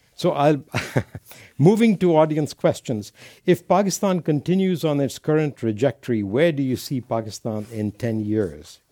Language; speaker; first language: English; non-native, local second language; Urdu